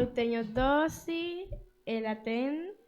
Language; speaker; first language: Portuguese; early bilingual, other home language; Spanish